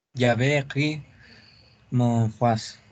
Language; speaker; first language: French; non-native, learner; Spanish